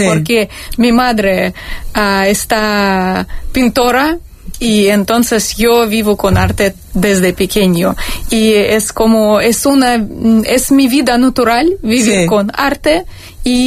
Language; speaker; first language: Spanish; non-native, fluent; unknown